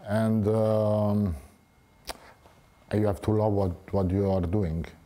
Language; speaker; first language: English; non-native, fluent; Italian